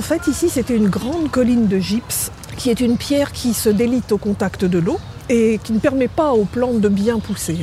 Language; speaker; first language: French; native; French